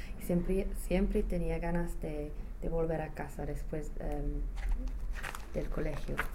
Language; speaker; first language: Spanish; non-native, fluent; English